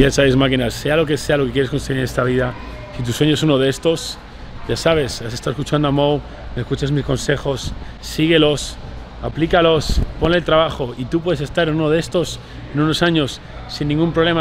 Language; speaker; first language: Spanish; native; Spanish